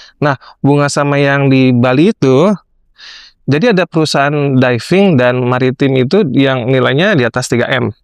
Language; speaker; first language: Indonesian; non-native, fluent; English